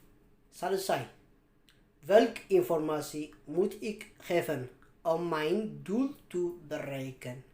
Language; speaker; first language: Dutch; non-native, fluent; Tigrinya